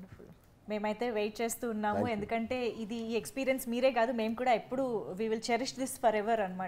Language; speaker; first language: Telugu; native; Telugu